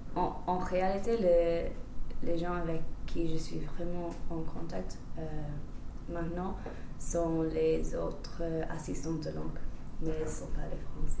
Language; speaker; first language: French; non-native, fluent; English